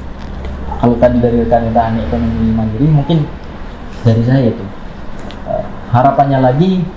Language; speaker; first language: Indonesian; non-native, local second language; Javanese